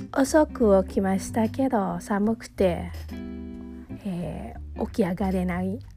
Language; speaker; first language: Japanese; non-native, fluent; Filipino